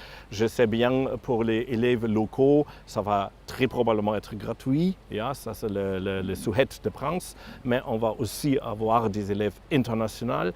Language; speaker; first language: French; non-native, fluent; German